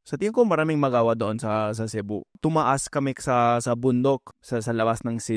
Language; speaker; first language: Filipino; non-native, fluent; English